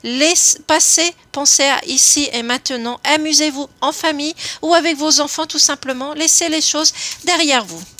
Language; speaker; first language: French; native; French